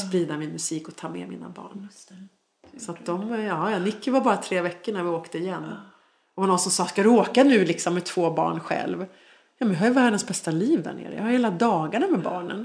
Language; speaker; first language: Swedish; native; Swedish